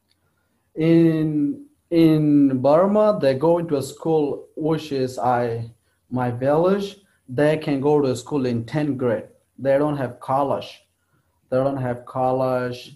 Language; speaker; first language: English; non-native, learner; Rohingya